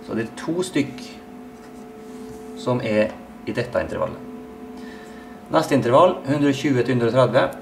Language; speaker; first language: Norwegian; native; Norwegian